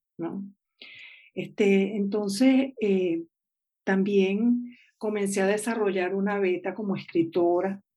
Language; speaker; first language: Spanish; native; Spanish